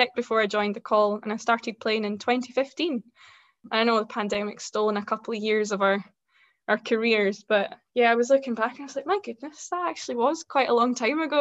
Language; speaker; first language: English; native; English